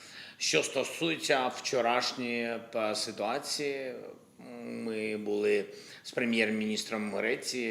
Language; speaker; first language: Ukrainian; non-native, local second language; Russian